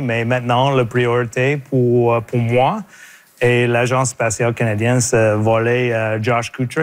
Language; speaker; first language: French; non-native, local second language; English